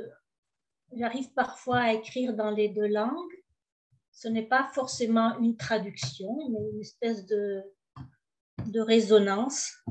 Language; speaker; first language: French; early bilingual, heritage; French